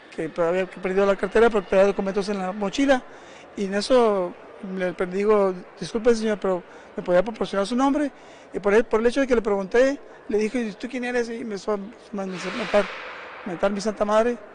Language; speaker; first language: Spanish; native; Spanish